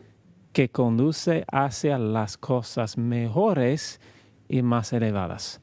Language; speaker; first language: Spanish; non-native, learner; English